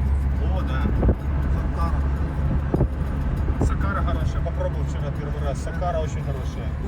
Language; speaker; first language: Russian; non-native, fluent; Latvian